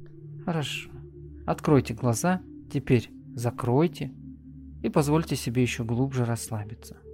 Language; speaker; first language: Russian; native; Russian